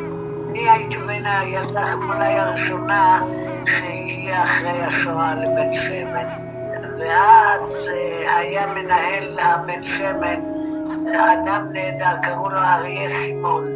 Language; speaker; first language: Hebrew; non-native, fluent; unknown